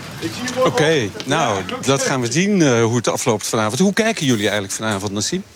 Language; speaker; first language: Dutch; native; Dutch